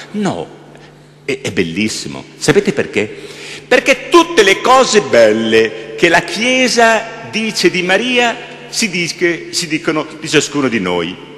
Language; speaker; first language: Italian; native; Italian